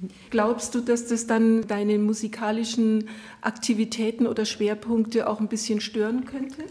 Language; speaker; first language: German; native; German